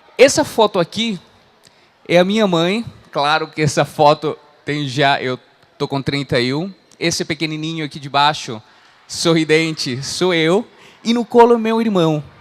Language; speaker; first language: Portuguese; non-native, fluent; Spanish